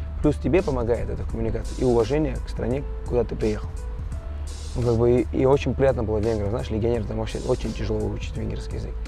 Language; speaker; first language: Russian; non-native, fluent; Georgian